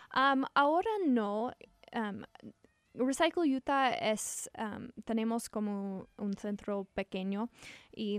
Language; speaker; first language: Spanish; non-native, learner; English